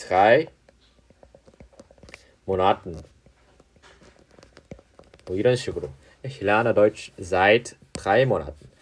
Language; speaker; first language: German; non-native, fluent; Korean